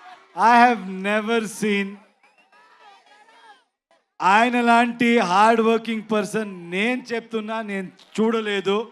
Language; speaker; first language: Telugu; non-native, learner; Kannada